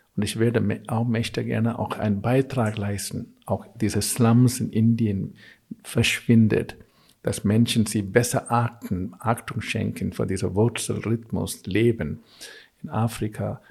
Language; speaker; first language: German; non-native, fluent; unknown